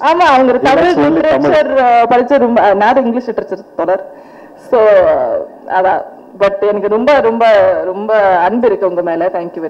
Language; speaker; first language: Tamil; non-native, fluent; Malayalam